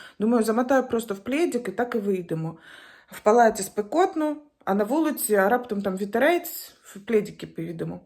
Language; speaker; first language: Ukrainian; native; Ukrainian